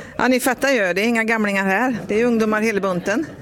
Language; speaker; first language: Swedish; native; Swedish